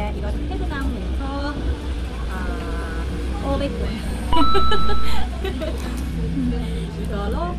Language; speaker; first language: Korean; non-native, learner; Vietnamese